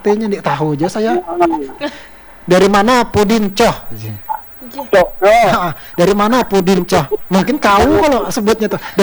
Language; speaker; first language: Indonesian; non-native, local second language; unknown